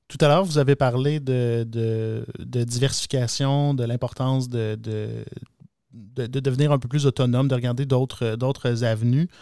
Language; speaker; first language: French; native; French